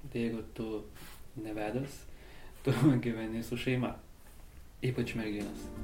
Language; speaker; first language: Lithuanian; non-native, learner; Azerbaijani